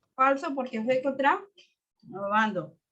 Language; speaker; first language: Spanish; native; Spanish